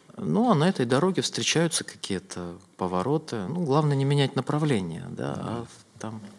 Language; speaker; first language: Russian; native; Russian